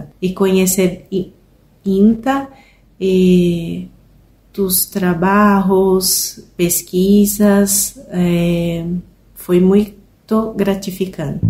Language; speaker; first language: Spanish; non-native, learner; Portuguese